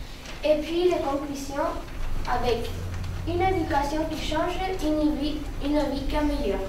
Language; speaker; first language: French; non-native, learner; Spanish